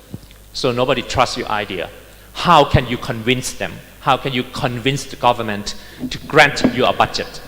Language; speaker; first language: English; non-native, fluent; Thai